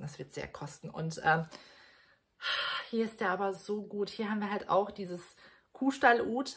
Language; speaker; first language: German; native; German